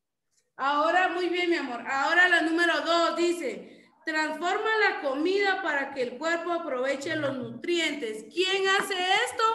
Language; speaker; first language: Spanish; native; Spanish